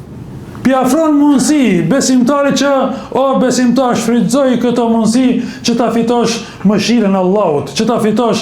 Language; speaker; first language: Albanian; native; Albanian